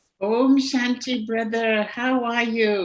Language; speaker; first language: English; non-native, fluent; French